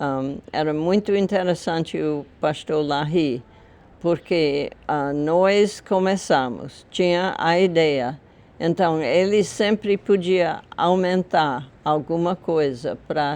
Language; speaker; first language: Portuguese; non-native, fluent; English